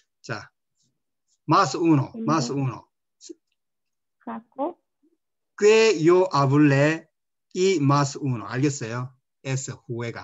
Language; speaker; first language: Korean; non-native, fluent; Spanish